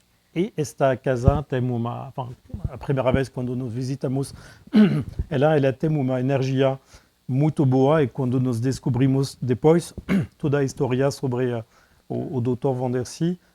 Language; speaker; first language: Portuguese; non-native, fluent; French